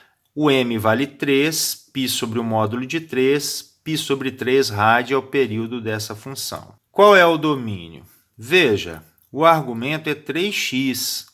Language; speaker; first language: Portuguese; native; Portuguese